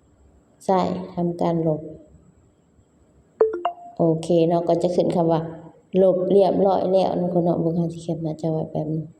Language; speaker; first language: Thai; non-native, local second language; Lao